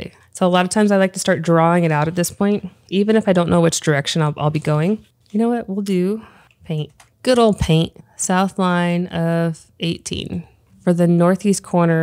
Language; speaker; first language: English; native; English